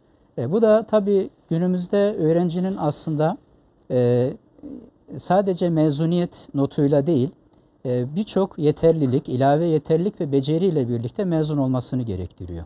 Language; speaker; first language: Turkish; native; Turkish